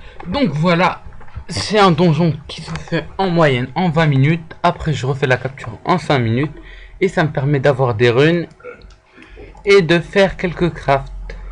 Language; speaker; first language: French; native; French